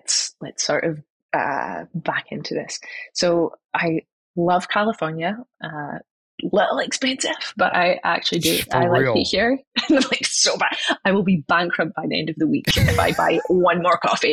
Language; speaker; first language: English; native; English